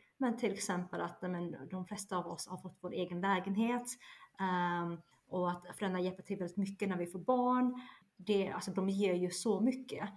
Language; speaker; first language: Swedish; early bilingual, other home language; Chinese